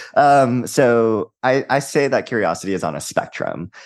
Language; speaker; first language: English; native; English